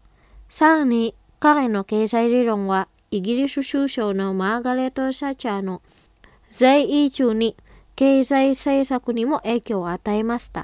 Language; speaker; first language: Japanese; non-native, fluent; Indonesian